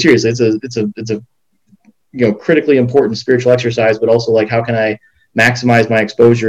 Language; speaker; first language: English; native; English